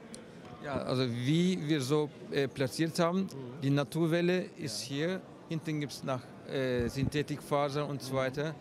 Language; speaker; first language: German; non-native, fluent; Turkish